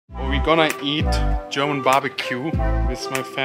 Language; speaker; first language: English; non-native, fluent; German